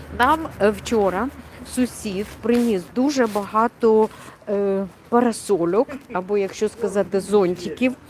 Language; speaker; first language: Ukrainian; native; Ukrainian